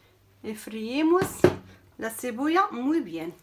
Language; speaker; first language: Spanish; non-native, fluent; Arabic